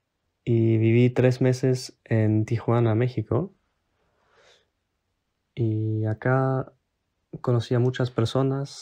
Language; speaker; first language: Spanish; non-native, fluent; German